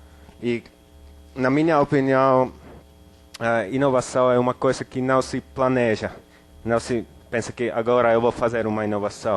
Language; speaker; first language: Portuguese; non-native, fluent; Finnish